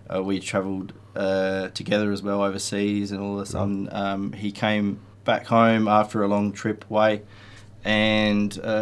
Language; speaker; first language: English; native; English